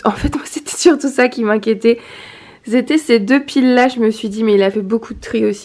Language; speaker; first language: French; native; French